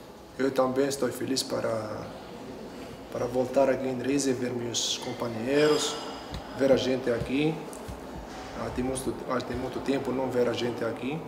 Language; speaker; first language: Portuguese; non-native, learner; Arabic